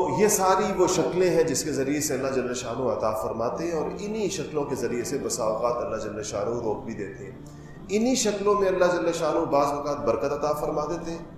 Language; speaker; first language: Urdu; non-native, local second language; Pashto